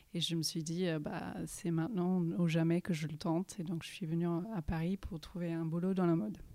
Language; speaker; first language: French; early bilingual, heritage; English